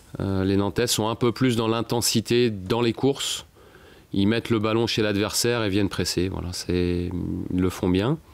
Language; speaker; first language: French; native; French